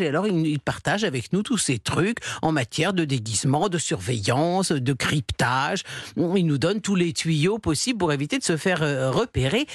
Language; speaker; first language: French; native; French